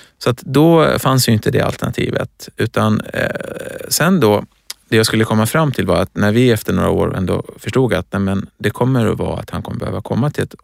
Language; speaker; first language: Swedish; early bilingual, other home language; Persian